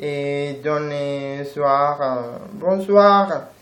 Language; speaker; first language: French; non-native, learner; Spanish